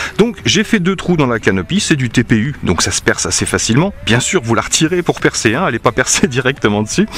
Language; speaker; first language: French; native; French